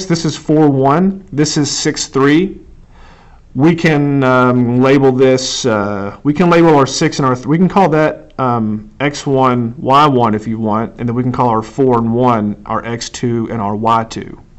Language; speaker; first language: English; native; English